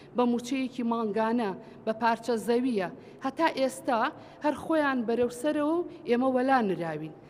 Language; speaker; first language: Central Kurdish; native; Central Kurdish